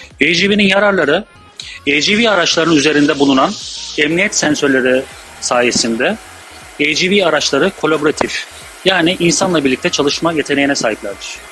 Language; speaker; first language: Turkish; native; Turkish